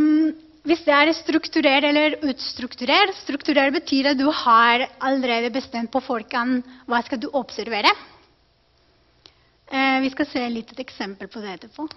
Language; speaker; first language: Norwegian; non-native, fluent; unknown